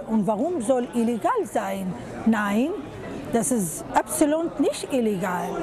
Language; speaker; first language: German; non-native, fluent; Arabic